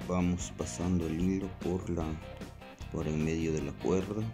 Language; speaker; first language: Spanish; native; Spanish